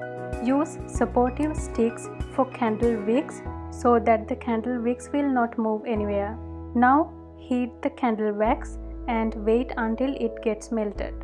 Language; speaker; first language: English; non-native, fluent; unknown